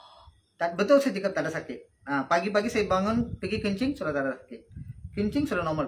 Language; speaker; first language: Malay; non-native, local second language; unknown